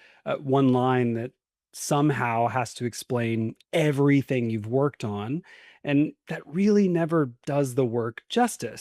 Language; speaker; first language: English; native; English